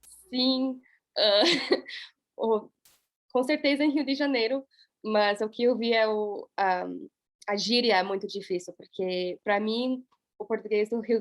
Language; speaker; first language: Portuguese; non-native, fluent; English